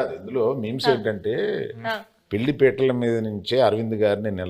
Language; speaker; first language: Telugu; native; Telugu